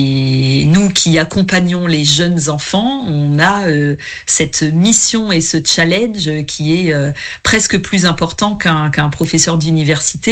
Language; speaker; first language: French; native; French